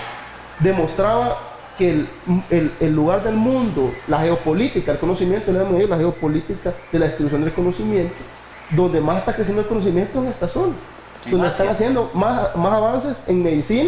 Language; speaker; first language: Spanish; native; Spanish